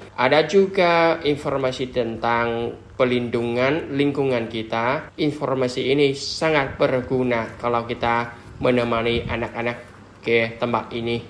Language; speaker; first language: Indonesian; non-native, learner; Vietnamese